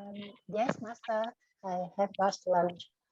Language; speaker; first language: English; non-native, learner; Vietnamese